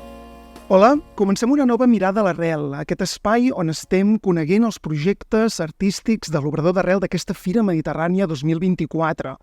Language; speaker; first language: Catalan; native; Catalan